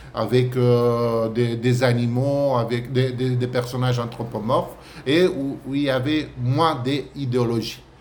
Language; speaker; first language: French; non-native, fluent; Romanian